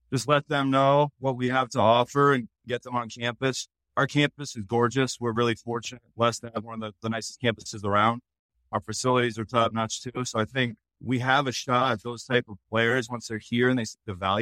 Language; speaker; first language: English; native; English